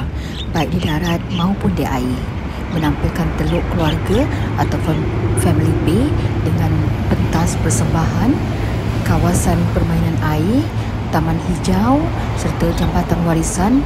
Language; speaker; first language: Malay; native; Malay